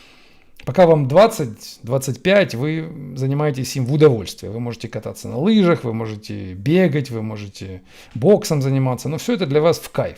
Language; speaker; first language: Russian; native; Russian